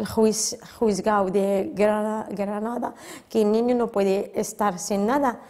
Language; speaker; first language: Spanish; non-native, fluent; Arabic